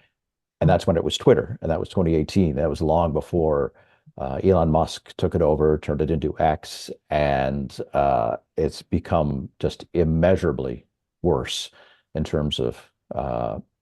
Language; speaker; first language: English; native; English